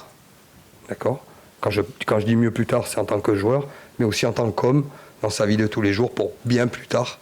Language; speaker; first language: French; native; French